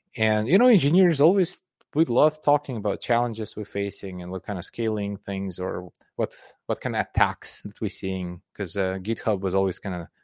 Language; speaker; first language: English; non-native, fluent; Russian